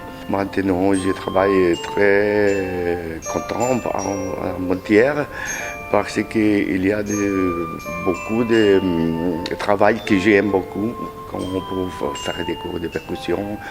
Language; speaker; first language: French; non-native, learner; Spanish